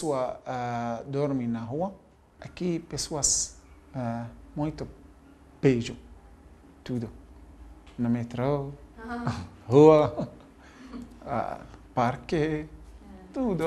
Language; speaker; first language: Portuguese; non-native, learner; Arabic